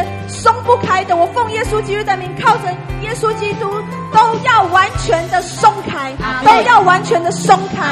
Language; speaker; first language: Chinese; native; Chinese